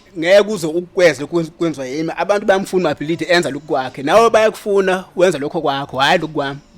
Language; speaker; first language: Zulu; native; Zulu